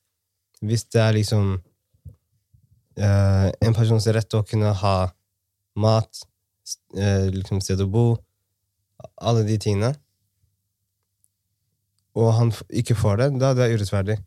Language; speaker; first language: Norwegian; early bilingual, other home language; Somali